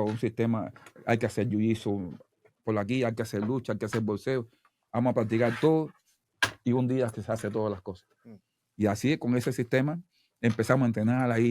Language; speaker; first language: Spanish; native; Spanish